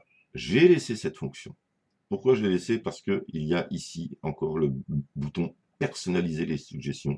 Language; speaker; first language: French; native; French